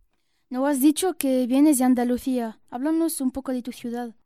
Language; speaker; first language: Spanish; non-native, learner; French